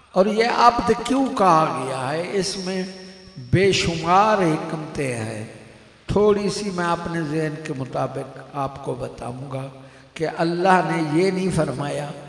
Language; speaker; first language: Urdu; native; Urdu